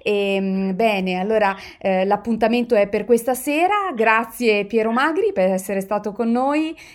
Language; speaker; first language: Italian; native; Italian